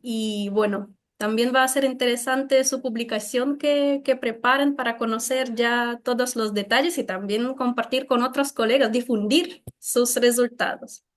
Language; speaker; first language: Spanish; non-native, fluent; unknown